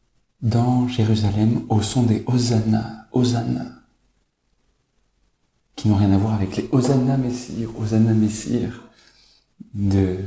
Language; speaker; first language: French; native; French